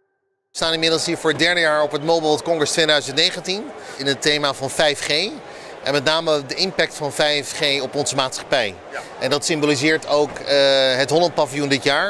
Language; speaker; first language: Dutch; native; Dutch